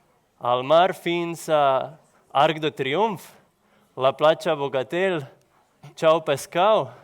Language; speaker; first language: Catalan; non-native, local second language; Spanish